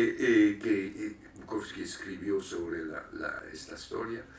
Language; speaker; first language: Spanish; non-native, fluent; French